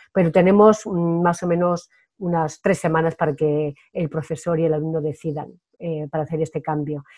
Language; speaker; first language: Spanish; native; Spanish